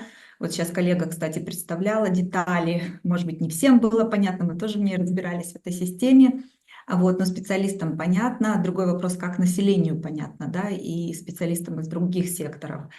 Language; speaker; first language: Russian; native; Russian